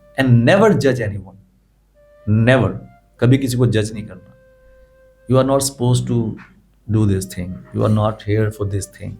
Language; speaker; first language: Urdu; non-native, local second language; Punjabi